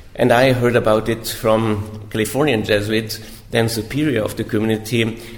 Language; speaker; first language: English; non-native, fluent; German